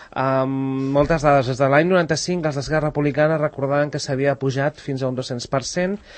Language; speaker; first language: Catalan; native; Catalan